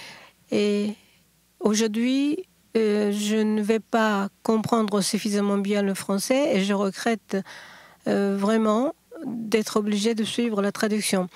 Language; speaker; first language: French; non-native, learner; Japanese